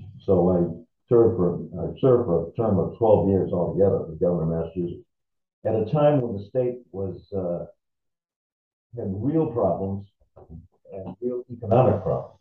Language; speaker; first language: English; native; English